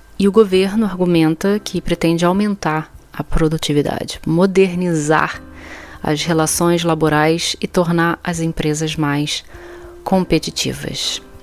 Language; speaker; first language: Portuguese; native; Portuguese